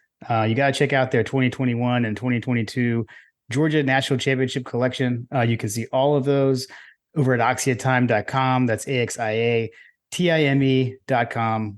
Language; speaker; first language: English; native; English